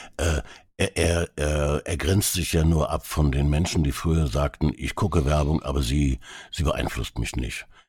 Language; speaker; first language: German; early bilingual, other home language; Hungarian